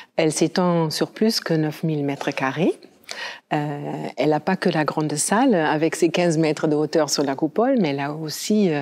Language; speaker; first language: French; non-native, fluent; German